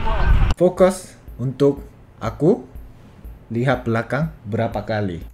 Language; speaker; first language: Indonesian; non-native, fluent; Korean